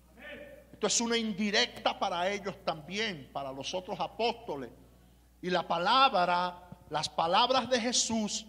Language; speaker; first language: Spanish; native; Spanish